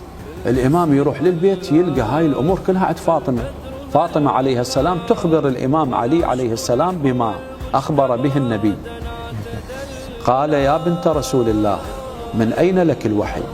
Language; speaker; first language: Arabic; native; Arabic